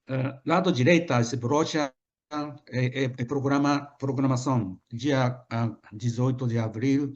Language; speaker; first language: Portuguese; non-native, fluent; Japanese